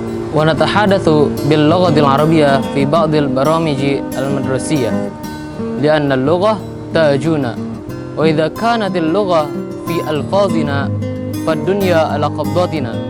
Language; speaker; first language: Arabic; non-native, fluent; Indonesian